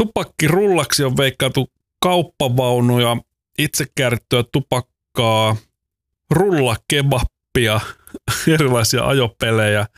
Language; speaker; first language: Finnish; native; Finnish